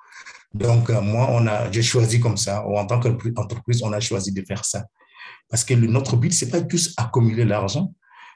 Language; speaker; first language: French; non-native, fluent; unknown